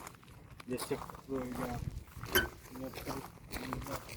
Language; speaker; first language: Russian; early bilingual, heritage; Russian